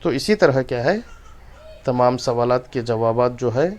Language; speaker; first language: Urdu; non-native, local second language; Kannada